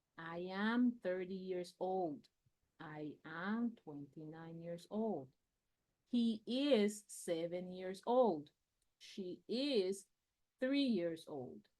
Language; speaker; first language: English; non-native, fluent; Spanish